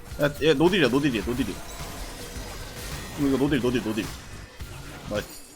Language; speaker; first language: Korean; native; Korean